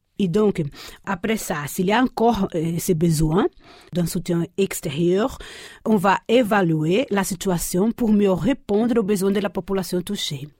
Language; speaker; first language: French; non-native, fluent; Portuguese